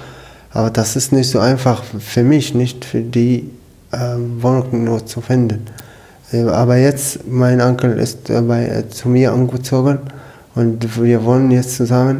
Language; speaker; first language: German; non-native, learner; Arabic